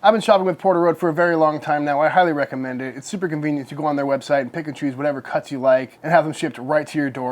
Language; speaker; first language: English; native; English